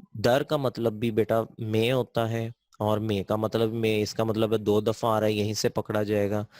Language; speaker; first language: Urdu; non-native, local second language; Punjabi